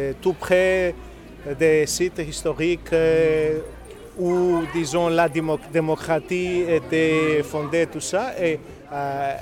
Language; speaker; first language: French; non-native, learner; Greek